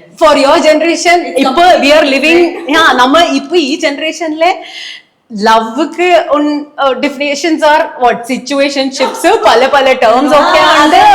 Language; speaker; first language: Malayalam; non-native, local second language; Telugu